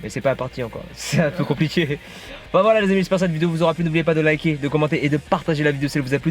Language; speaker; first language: French; native; French